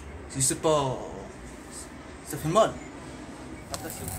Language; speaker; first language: French; non-native, learner; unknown